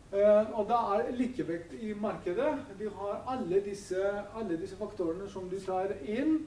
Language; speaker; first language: Norwegian; non-native, fluent; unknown